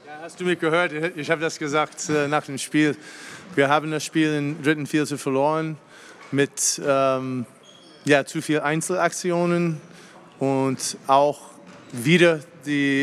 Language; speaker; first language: German; non-native, fluent; English